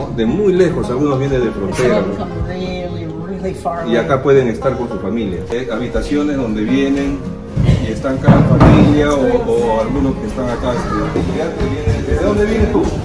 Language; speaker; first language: Spanish; native; Spanish